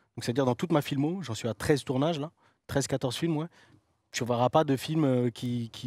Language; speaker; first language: French; native; French